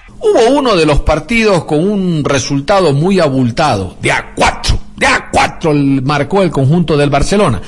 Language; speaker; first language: Spanish; native; Spanish